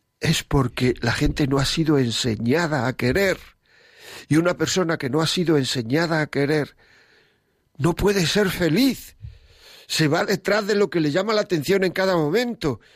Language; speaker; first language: Spanish; native; Spanish